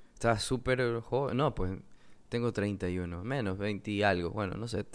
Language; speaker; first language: Spanish; native; Spanish